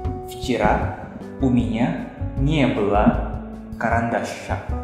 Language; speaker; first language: Russian; non-native, fluent; Indonesian